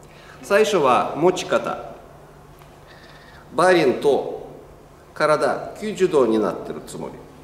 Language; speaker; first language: Japanese; non-native, learner; Russian